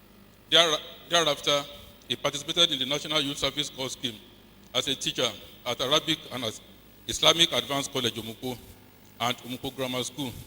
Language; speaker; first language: English; non-native, local second language; Yoruba